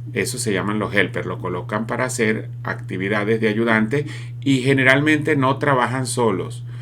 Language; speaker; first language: Spanish; native; Spanish